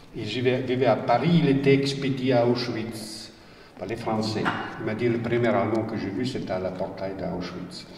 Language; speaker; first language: French; non-native, fluent; Bosnian